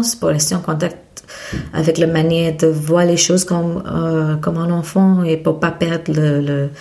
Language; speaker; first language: French; non-native, fluent; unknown